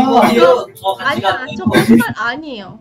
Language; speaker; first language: Korean; non-native, learner; Indonesian